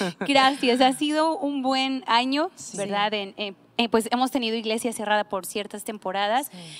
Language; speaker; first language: Spanish; native; Spanish